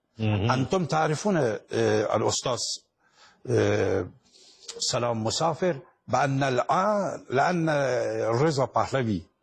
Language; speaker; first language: Arabic; non-native, fluent; Persian